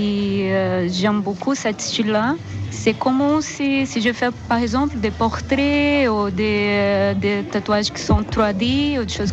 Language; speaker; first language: French; non-native, learner; Portuguese